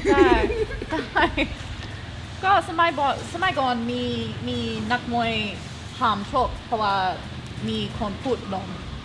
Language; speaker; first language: Thai; non-native, learner; English